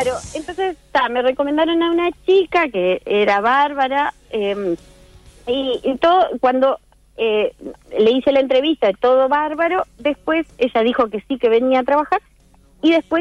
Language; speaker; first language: Spanish; native; Spanish